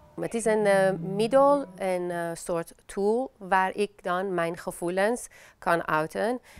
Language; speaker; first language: Dutch; non-native, fluent; Persian